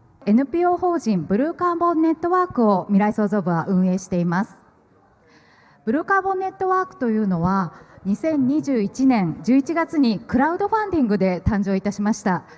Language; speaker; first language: Japanese; native; Japanese